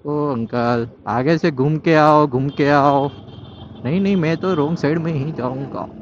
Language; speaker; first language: Hindi; non-native, local second language; Gujarati